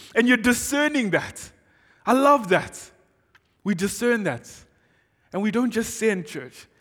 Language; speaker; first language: English; non-native, local second language; Shona